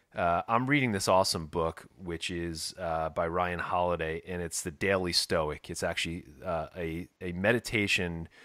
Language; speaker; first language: English; native; English